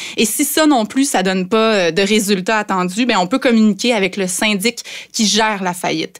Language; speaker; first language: French; native; French